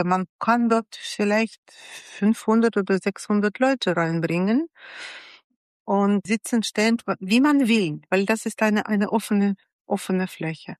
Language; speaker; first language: German; non-native, fluent; Russian